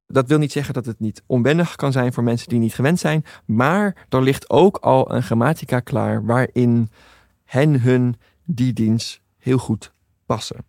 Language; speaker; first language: Dutch; native; Dutch